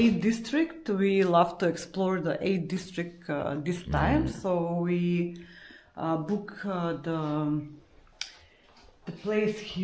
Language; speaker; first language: English; non-native, learner; Russian